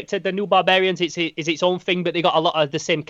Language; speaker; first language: English; native; English